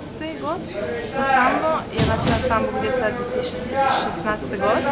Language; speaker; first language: Russian; early bilingual, heritage; Russian